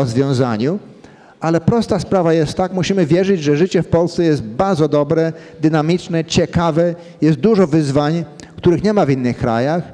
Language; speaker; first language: Polish; early bilingual, heritage; Polish